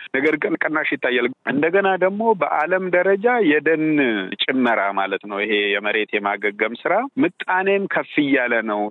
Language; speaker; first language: Amharic; native; Amharic